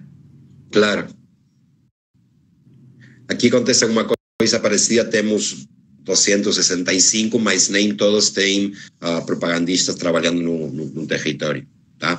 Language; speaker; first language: Portuguese; non-native, fluent; Spanish